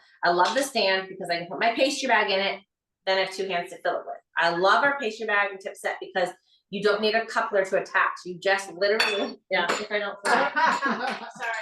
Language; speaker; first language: English; native; English